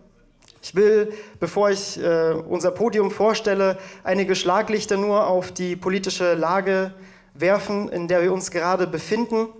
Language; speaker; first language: German; native; German